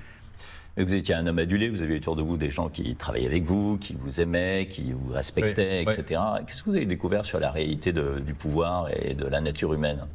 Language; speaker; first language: French; native; French